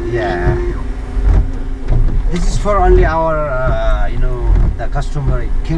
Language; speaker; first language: English; non-native, learner; Nepali